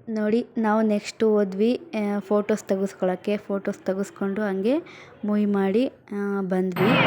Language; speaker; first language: Kannada; non-native, local second language; Lambadi